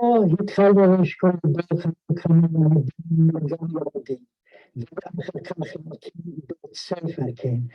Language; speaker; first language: Hebrew; non-native, fluent; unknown